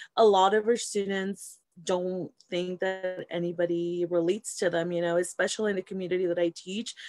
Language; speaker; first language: English; early bilingual, other home language; Spanish